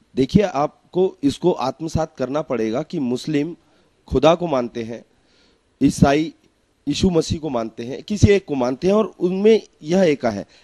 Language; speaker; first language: Hindi; native; Hindi